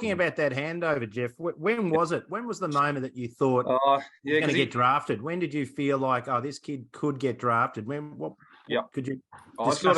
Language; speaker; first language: English; native; English